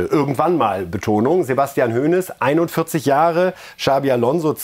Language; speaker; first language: German; native; German